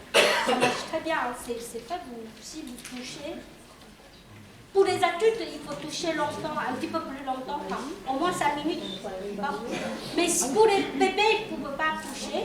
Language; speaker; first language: French; non-native, local second language; Chinese